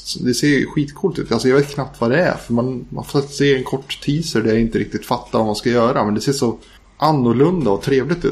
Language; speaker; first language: Swedish; native; Swedish